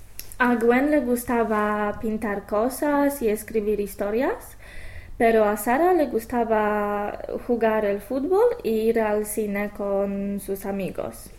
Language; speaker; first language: Spanish; non-native, fluent; English